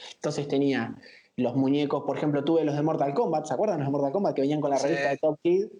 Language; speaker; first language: Spanish; native; Spanish